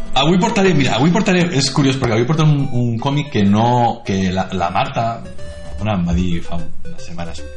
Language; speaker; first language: Catalan; non-native, local second language; Spanish